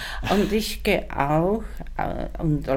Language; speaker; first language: German; non-native, learner; Czech